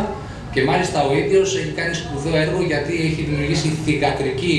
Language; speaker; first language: Greek; native; Greek